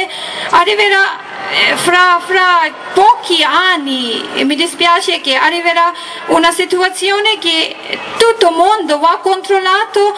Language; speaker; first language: Italian; non-native, learner; Tibetan